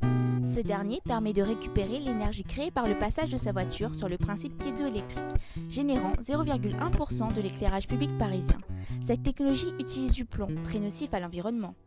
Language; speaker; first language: French; native; French